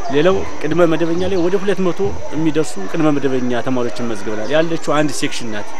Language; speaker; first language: Amharic; native; Amharic